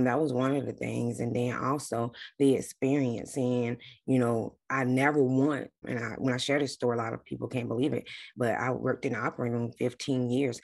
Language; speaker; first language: English; native; English